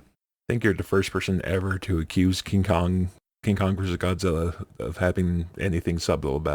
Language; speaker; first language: English; native; English